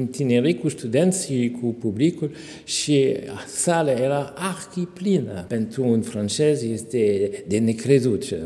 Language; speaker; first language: Romanian; non-native, fluent; French